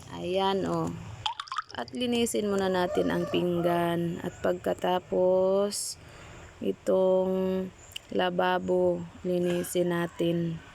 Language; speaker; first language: Filipino; non-native, local second language; Cebuano